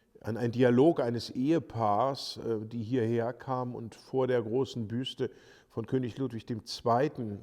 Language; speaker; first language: German; native; German